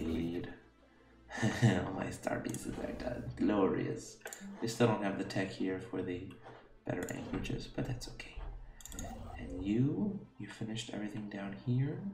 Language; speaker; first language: English; native; English